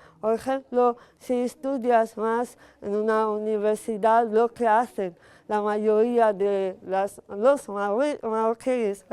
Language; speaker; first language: Spanish; non-native, fluent; Arabic